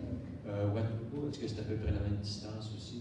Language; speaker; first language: French; native; French